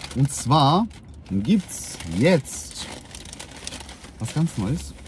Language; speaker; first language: German; native; German